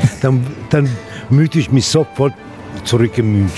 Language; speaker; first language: German; non-native, learner; Italian